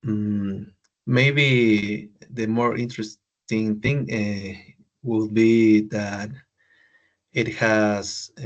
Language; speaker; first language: English; non-native, learner; Spanish